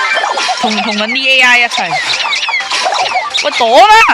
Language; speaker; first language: Chinese; early bilingual, heritage; Cantonese